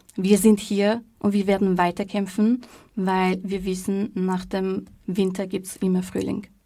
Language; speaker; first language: German; non-native, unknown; Persian